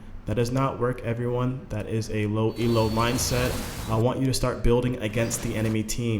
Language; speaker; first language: English; native; English